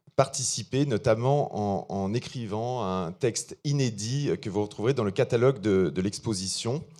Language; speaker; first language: French; native; French